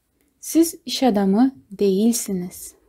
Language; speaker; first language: Turkish; non-native, fluent; Kazakh